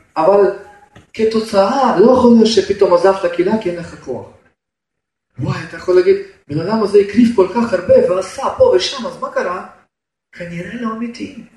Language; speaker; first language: Hebrew; non-native, fluent; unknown